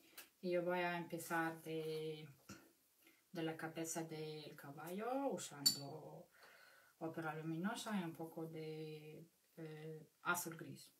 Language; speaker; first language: Spanish; non-native, fluent; Russian